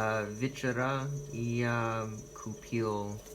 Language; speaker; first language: Russian; non-native, learner; English